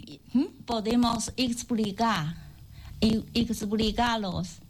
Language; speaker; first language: Spanish; non-native, learner; Chinese